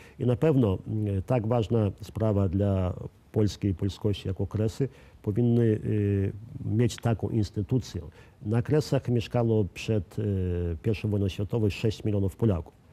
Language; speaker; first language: Polish; native; Polish